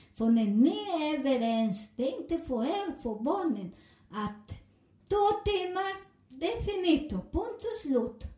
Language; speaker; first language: Swedish; non-native, fluent; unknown